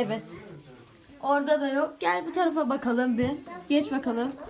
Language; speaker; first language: Turkish; native; Turkish